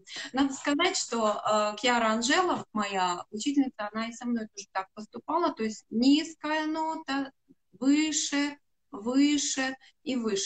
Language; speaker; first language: Russian; native; Russian